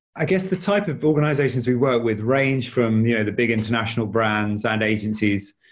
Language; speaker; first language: English; native; English